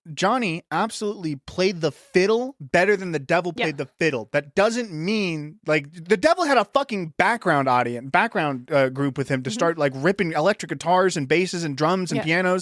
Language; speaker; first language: English; native; English